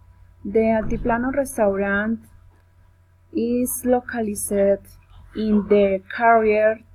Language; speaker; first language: English; non-native, learner; Spanish